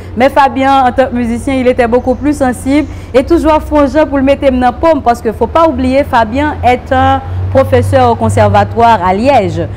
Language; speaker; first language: French; non-native, local second language; Haitian Creole